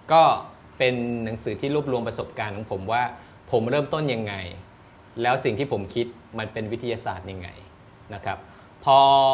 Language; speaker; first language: Thai; native; Thai